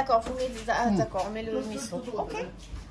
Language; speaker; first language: French; native; French